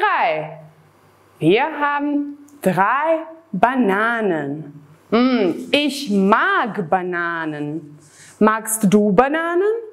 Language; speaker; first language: German; non-native, fluent; Serbian